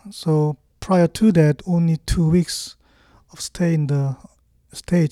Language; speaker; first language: English; non-native, fluent; Korean